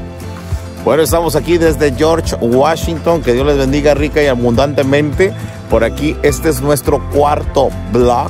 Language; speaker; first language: Spanish; native; Spanish